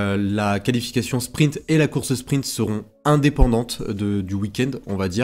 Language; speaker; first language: French; native; French